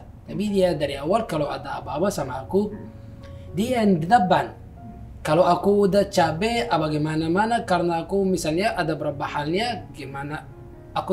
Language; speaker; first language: Indonesian; non-native, learner; Arabic